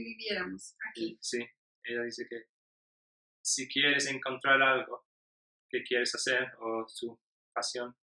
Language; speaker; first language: Spanish; non-native, learner; English